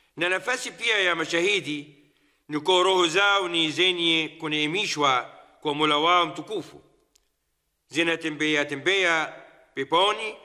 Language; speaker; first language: Swahili; non-native, fluent; Arabic